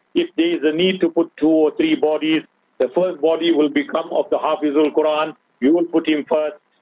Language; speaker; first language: English; native; English